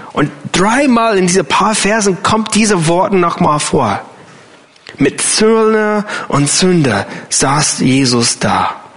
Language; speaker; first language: German; non-native, fluent; English